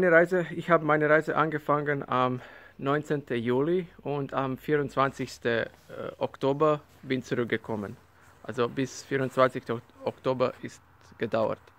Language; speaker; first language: German; non-native, learner; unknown